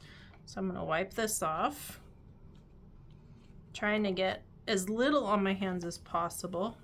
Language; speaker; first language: English; native; English